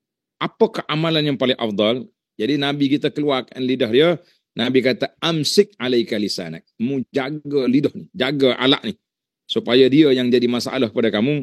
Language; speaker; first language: Malay; native; Malay